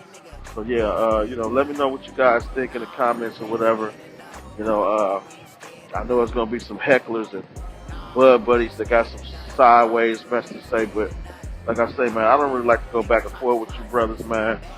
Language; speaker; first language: English; native; English